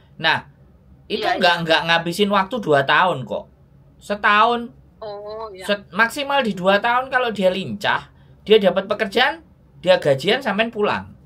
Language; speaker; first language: Indonesian; native; Indonesian